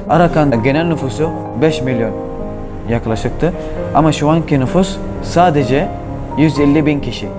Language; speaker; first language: Turkish; early bilingual, other home language; Arabic